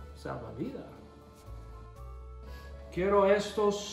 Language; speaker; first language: Spanish; non-native, fluent; English